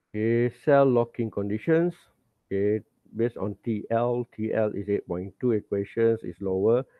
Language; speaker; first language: English; non-native, local second language; Malay